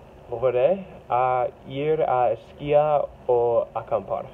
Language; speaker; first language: Spanish; non-native, learner; English